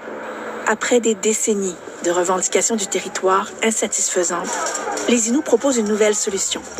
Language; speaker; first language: French; native; French